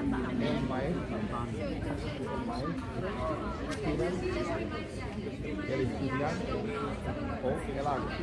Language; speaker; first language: Spanish; non-native, learner; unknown